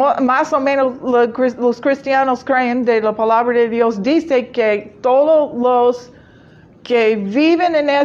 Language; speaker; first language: Spanish; non-native, fluent; English